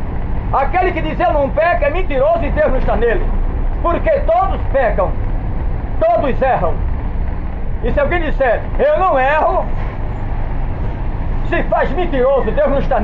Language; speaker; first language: Portuguese; native; Portuguese